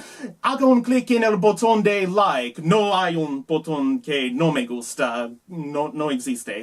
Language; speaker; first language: Spanish; non-native, learner; English